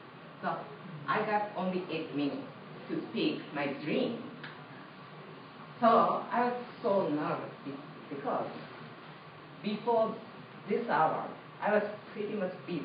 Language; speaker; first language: English; non-native, fluent; Japanese